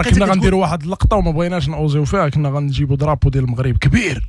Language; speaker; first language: Arabic; native; Arabic